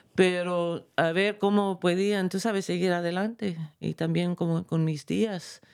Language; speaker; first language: Spanish; early bilingual, heritage; Spanish